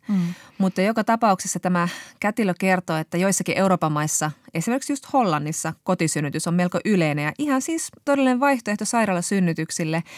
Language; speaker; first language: Finnish; native; Finnish